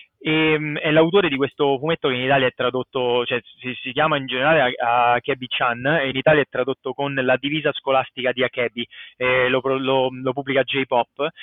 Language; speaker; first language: Italian; native; Italian